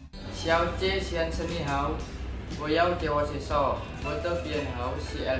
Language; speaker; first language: Chinese; non-native, learner; Indonesian